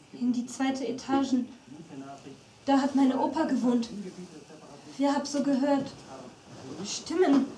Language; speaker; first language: German; non-native, learner; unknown